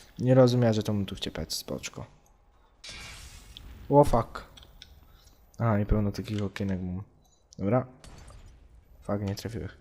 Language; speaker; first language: Polish; native; Polish